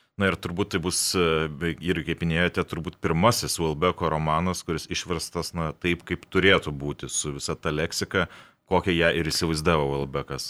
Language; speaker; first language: Lithuanian; native; Lithuanian